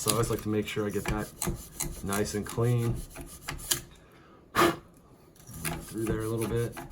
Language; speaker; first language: English; native; English